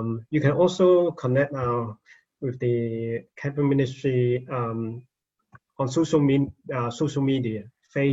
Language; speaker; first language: English; non-native, local second language; Cantonese